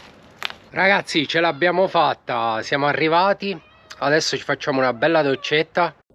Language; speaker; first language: Italian; native; Italian